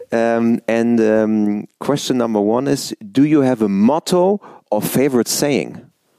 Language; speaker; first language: English; non-native, fluent; German